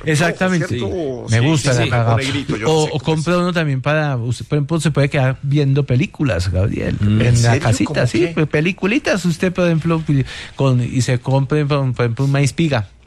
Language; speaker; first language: Spanish; native; Spanish